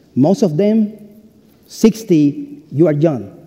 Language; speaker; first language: English; non-native, fluent; Spanish